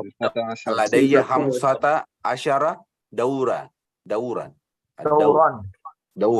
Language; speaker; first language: Arabic; non-native, learner; Indonesian